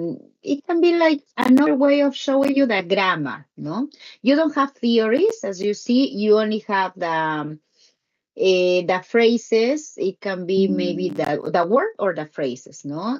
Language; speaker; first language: English; non-native, learner; Spanish